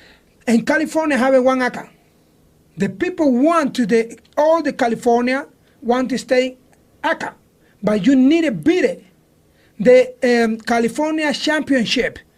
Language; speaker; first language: English; non-native, learner; Spanish